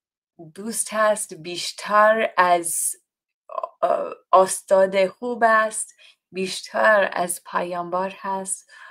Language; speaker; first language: Persian; non-native, fluent; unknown